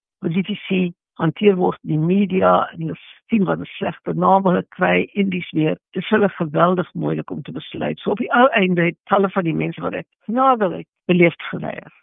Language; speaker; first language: Afrikaans; non-native, local second language; English